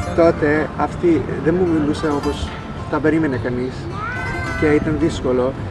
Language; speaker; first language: Greek; early bilingual, heritage; English